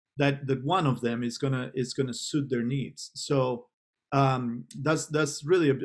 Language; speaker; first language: English; non-native, fluent; Spanish